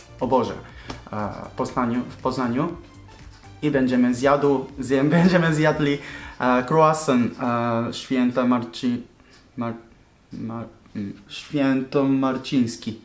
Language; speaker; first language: Polish; non-native, learner; Japanese